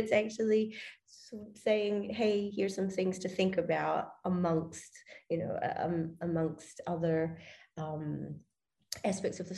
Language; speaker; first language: English; native; English